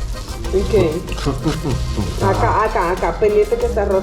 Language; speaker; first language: Spanish; native; Spanish